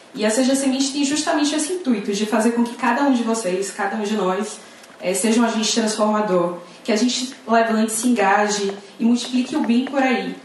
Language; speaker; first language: Portuguese; native; Portuguese